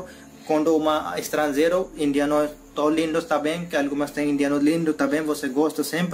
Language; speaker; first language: Portuguese; non-native, learner; Hindi